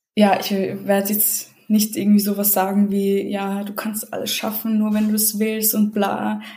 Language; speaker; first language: German; early bilingual, other home language; Serbian